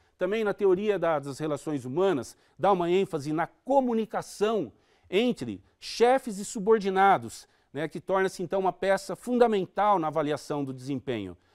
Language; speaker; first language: Portuguese; native; Portuguese